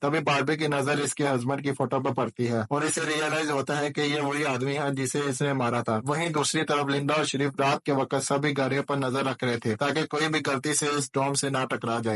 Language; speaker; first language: Hindi; native; Hindi